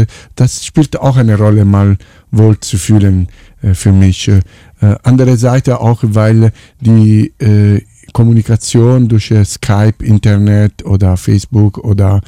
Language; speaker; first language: German; non-native, fluent; Italian